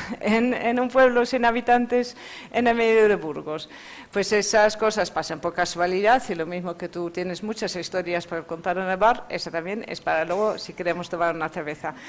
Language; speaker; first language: Spanish; non-native, fluent; Dutch